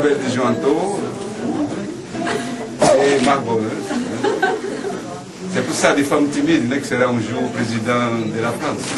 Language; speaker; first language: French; non-native, fluent; Portuguese